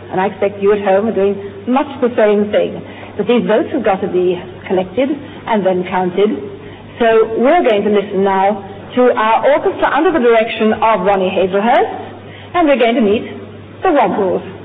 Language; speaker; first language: English; native; English